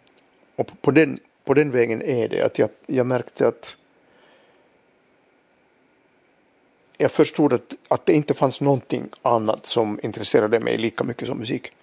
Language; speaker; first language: Swedish; non-native, local second language; Finnish